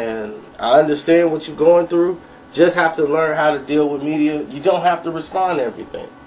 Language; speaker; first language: English; native; English